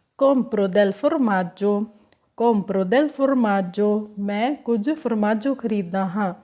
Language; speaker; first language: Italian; non-native, fluent; Punjabi